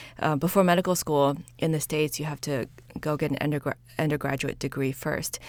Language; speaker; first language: English; early bilingual, other home language; Chinese